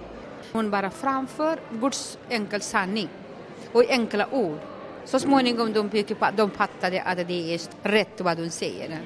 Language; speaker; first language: Swedish; non-native, local second language; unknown